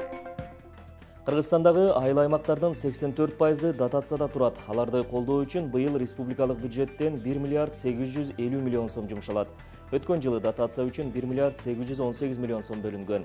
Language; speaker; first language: Kyrgyz; native; Kyrgyz